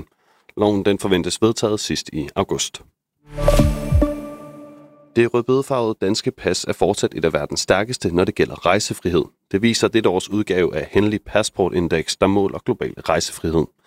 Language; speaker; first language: Danish; native; Danish